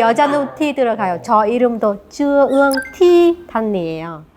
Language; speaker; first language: Korean; non-native, learner; Vietnamese